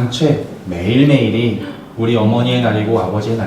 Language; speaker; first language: Korean; native; Korean